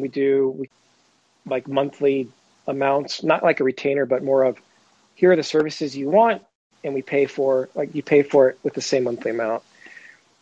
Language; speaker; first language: English; native; English